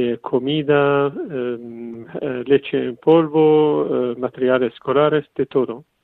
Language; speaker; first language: Spanish; non-native, fluent; Arabic